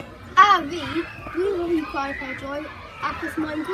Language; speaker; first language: Welsh; non-native, learner; English